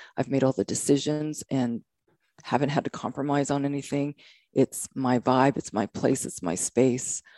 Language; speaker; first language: English; native; English